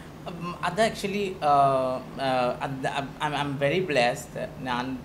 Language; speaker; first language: Malayalam; non-native, learner; Assamese